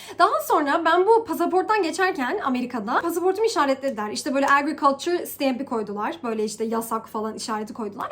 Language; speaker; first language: Turkish; early bilingual, heritage; Turkish